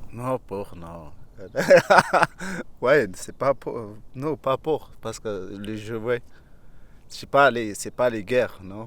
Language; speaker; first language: French; non-native, learner; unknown